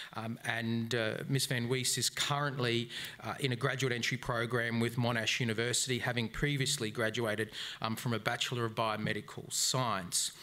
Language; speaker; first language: English; native; English